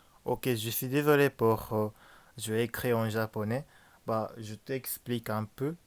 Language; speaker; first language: French; non-native, learner; Japanese